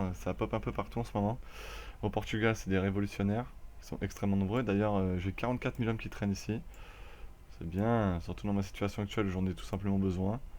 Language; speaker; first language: French; native; French